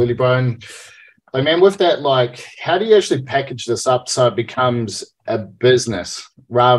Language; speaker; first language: English; native; English